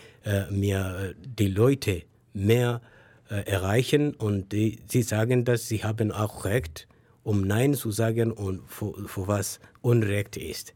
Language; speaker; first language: German; non-native, learner; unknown